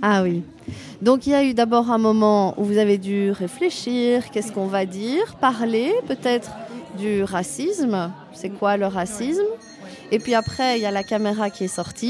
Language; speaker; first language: French; native; French